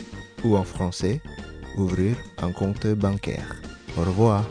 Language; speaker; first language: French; non-native, fluent; Indonesian